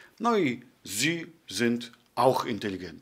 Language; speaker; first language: German; non-native, fluent; Polish